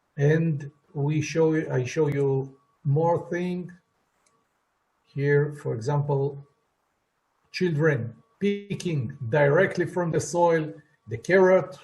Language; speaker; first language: English; non-native, fluent; Hebrew